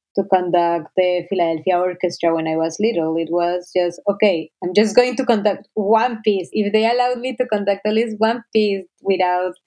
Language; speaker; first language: English; non-native, fluent; Spanish